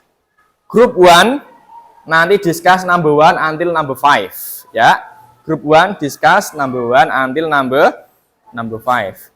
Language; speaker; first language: English; non-native, fluent; Indonesian